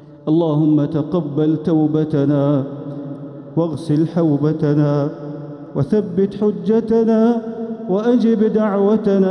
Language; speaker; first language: Arabic; native; Arabic